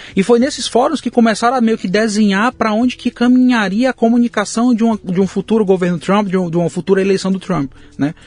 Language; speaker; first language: Portuguese; native; Portuguese